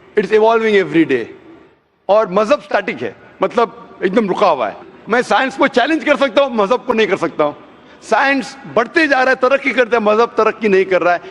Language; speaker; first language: Hindi; non-native, local second language; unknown